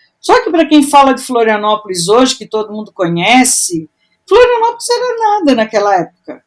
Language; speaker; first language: Portuguese; native; Portuguese